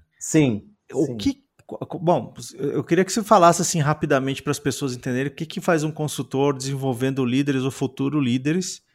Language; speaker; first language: Portuguese; native; Portuguese